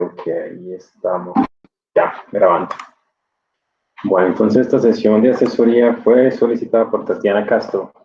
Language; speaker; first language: Spanish; native; Spanish